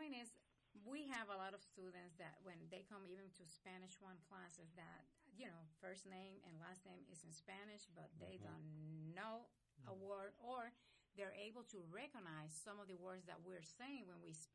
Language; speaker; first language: English; non-native, fluent; Spanish